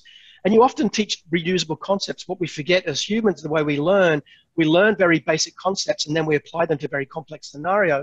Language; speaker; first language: English; native; English